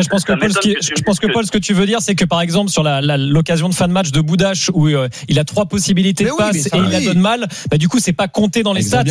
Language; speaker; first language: French; native; French